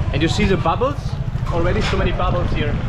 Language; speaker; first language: English; non-native, learner; Indonesian